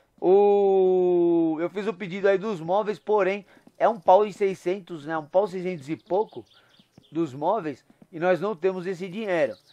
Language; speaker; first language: Portuguese; native; Portuguese